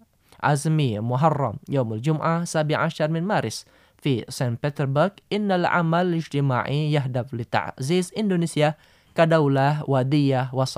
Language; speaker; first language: Arabic; non-native, fluent; Indonesian